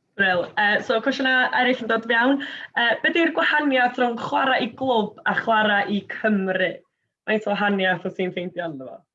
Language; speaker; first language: Welsh; native; Welsh